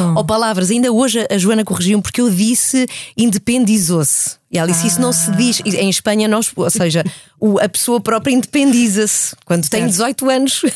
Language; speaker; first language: Portuguese; early bilingual, heritage; Portuguese